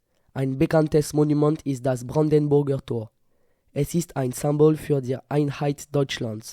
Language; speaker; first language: German; non-native, learner; French